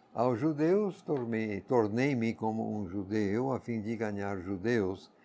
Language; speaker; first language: Portuguese; non-native, fluent; English